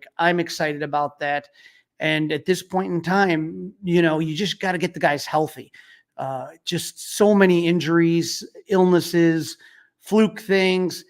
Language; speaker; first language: English; native; English